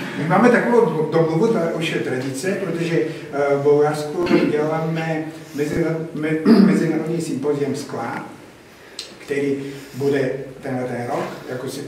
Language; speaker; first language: Czech; non-native, learner; Bulgarian